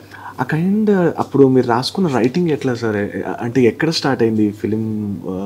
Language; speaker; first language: Telugu; native; Telugu